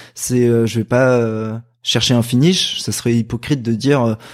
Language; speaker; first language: French; native; French